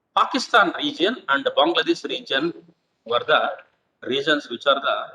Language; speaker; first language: English; non-native, local second language; Telugu